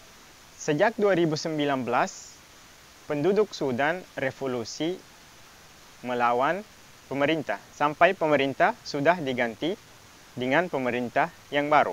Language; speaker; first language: Indonesian; non-native, fluent; Arabic